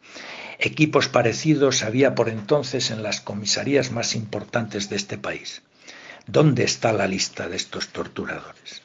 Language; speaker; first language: Spanish; native; Spanish